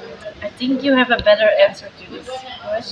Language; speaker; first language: English; non-native, fluent; Dutch